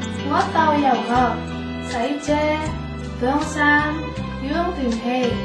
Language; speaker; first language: Chinese; non-native, learner; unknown